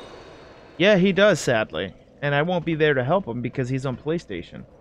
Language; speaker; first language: English; native; English